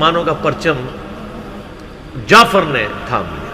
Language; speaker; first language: Urdu; non-native, local second language; Punjabi